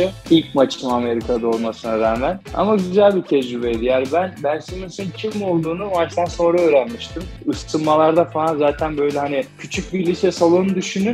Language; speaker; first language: Turkish; native; Turkish